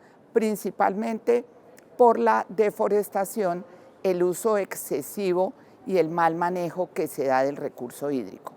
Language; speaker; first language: Spanish; native; Spanish